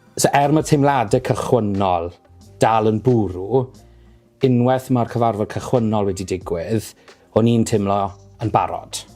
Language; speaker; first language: Welsh; native; Welsh